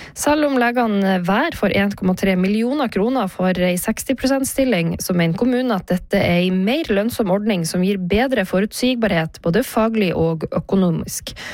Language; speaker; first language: Norwegian; native; Norwegian